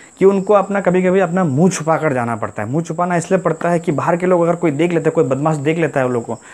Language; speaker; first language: Hindi; non-native, local second language; Assamese